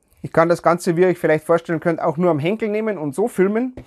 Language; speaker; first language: German; native; German